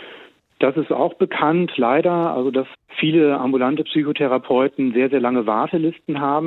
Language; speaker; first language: German; native; German